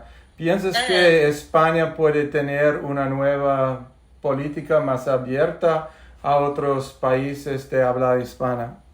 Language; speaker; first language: Spanish; non-native, fluent; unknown